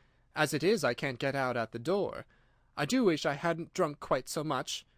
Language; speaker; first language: English; native; English